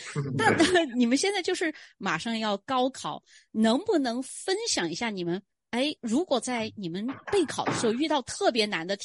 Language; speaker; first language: Chinese; native; Chinese